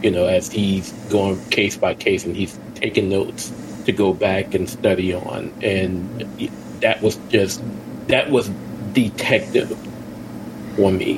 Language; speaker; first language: English; native; English